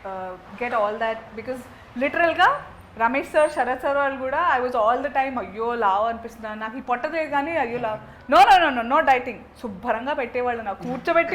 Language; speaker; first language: Telugu; native; Telugu